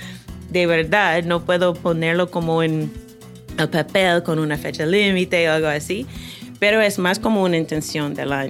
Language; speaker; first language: Spanish; non-native, fluent; English